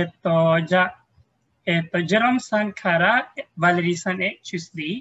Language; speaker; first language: Japanese; non-native, fluent; Filipino